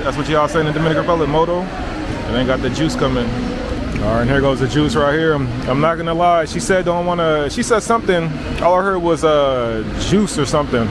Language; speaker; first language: English; native; English